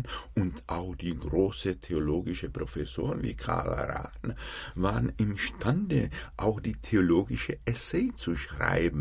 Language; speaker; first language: German; non-native, fluent; Czech